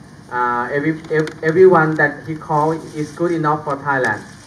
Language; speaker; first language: English; non-native, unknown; Thai